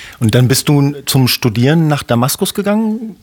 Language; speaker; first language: German; native; German